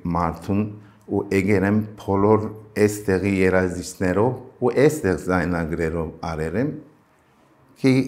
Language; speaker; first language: Armenian; early bilingual, heritage; Armenian